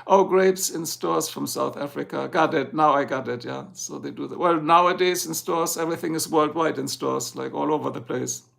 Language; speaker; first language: English; non-native, fluent; German